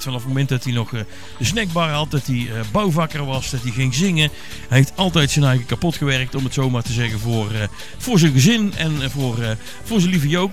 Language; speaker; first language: Dutch; native; Dutch